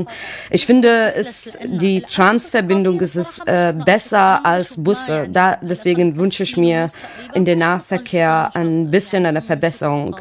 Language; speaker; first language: German; non-native, learner; Arabic